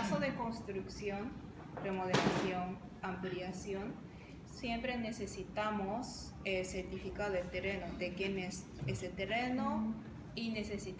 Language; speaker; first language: Spanish; non-native, fluent; Japanese